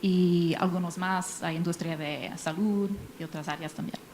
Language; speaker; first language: Spanish; non-native, fluent; English